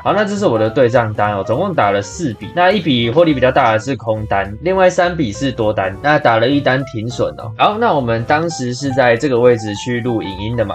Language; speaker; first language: Chinese; native; Chinese